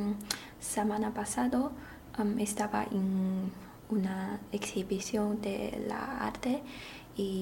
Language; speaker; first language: Spanish; non-native, learner; Chinese